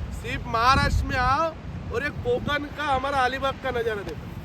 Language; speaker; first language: Hindi; non-native, local second language; Marathi